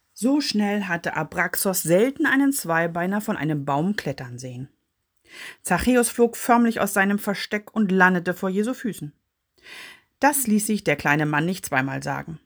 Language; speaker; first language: German; native; German